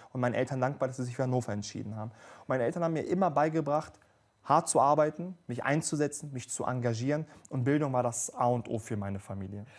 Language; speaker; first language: German; early bilingual, other home language; Bosnian